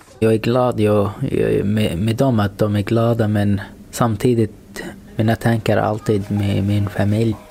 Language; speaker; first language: Swedish; non-native, fluent; Arabic